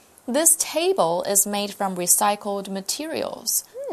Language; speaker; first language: English; non-native, fluent; Chinese